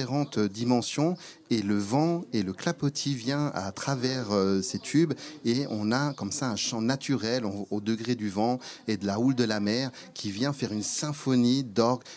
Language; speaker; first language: French; native; French